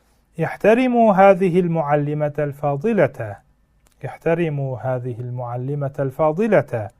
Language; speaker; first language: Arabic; non-native, fluent; Uzbek